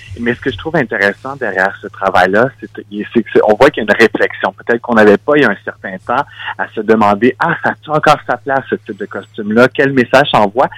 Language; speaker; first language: French; native; French